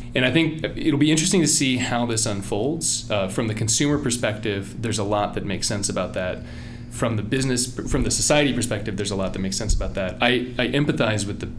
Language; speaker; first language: English; native; English